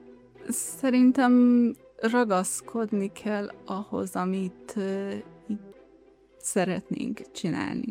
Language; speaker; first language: Hungarian; early bilingual, heritage; Hungarian